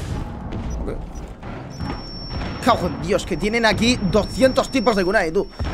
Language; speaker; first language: Spanish; native; Spanish